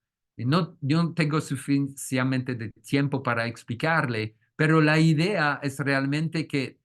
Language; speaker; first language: Spanish; non-native, fluent; French